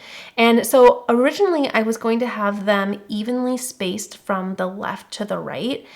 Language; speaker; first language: English; native; English